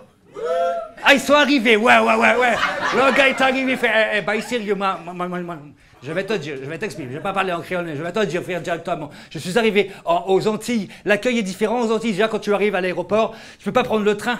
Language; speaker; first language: French; native; French